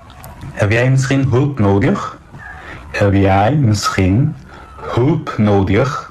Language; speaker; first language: Dutch; non-native, fluent; Tigrinya